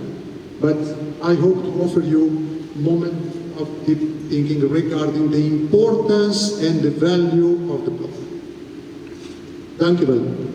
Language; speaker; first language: English; non-native, fluent; Italian